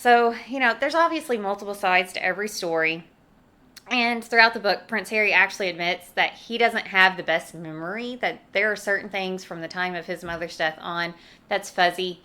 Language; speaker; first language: English; native; English